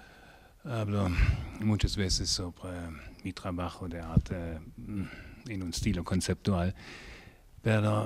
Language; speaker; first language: Spanish; non-native, learner; German